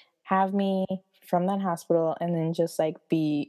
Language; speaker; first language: English; non-native, fluent; Haitian Creole